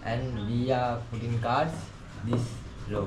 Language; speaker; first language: English; non-native, learner; Sinhala